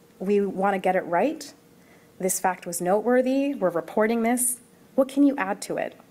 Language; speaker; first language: English; early bilingual, other home language; Arabic